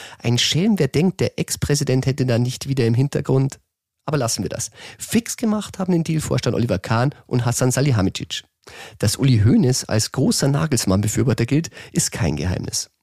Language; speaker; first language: German; native; German